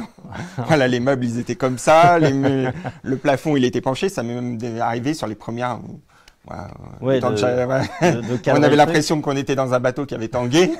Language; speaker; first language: French; native; French